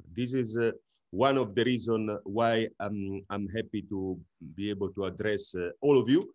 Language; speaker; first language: English; non-native, fluent; Italian